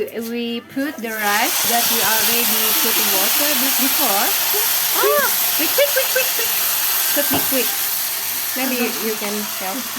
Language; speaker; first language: English; non-native, fluent; Indonesian